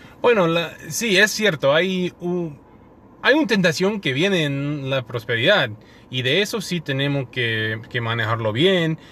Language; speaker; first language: Spanish; non-native, fluent; English